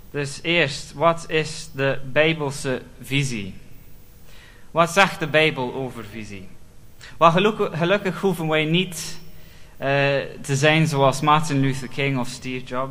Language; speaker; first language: Dutch; non-native, fluent; English